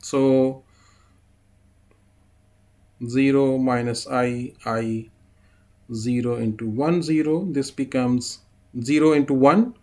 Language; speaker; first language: English; non-native, fluent; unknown